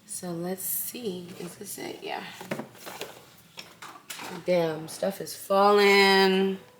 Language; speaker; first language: English; native; English